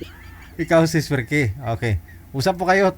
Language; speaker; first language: Filipino; native; Filipino